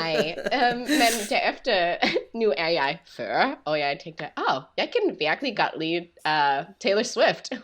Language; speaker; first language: Danish; non-native, fluent; English